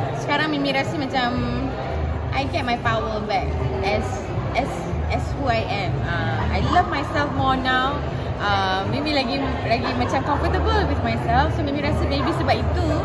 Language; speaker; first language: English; non-native, local second language; Malay